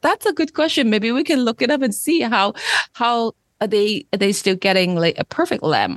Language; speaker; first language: English; non-native, local second language; Cantonese